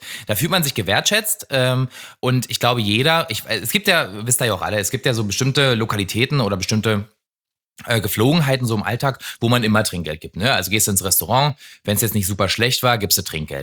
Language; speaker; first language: German; native; German